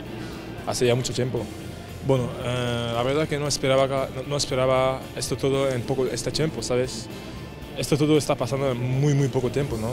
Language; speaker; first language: Spanish; non-native, fluent; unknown